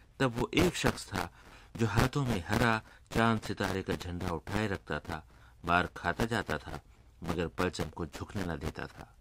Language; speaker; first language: Urdu; native; Urdu